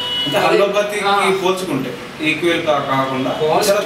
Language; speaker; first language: Telugu; native; Telugu